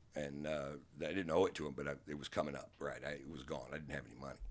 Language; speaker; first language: English; native; English